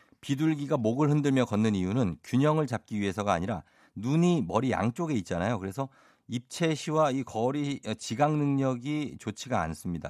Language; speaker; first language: Korean; native; Korean